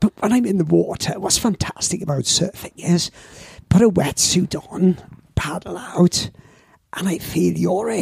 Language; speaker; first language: English; native; English